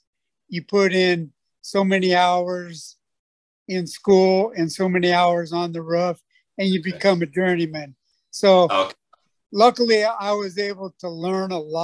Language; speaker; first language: English; native; English